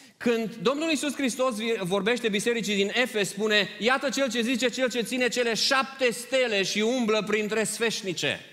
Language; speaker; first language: Romanian; early bilingual, heritage; Romanian